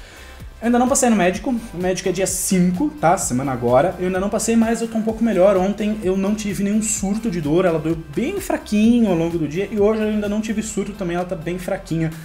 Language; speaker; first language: Portuguese; native; Portuguese